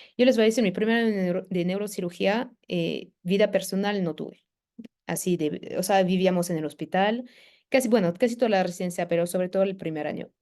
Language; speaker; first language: Spanish; non-native, fluent; French